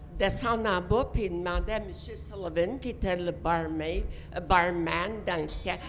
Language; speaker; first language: French; non-native, local second language; English